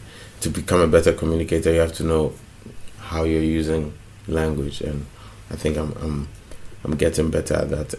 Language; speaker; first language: English; non-native, local second language; Akan